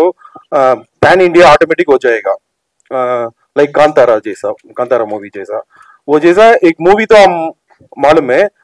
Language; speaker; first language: Hindi; non-native, local second language; Telugu